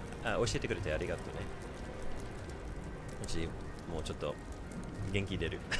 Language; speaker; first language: Japanese; non-native, learner; English